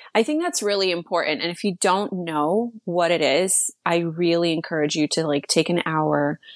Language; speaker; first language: English; early bilingual, other home language; Slovak